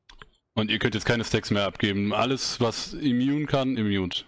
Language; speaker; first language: German; native; German